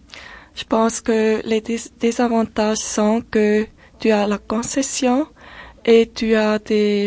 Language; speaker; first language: French; non-native, local second language; German